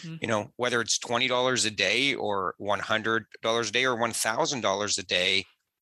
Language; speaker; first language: English; native; English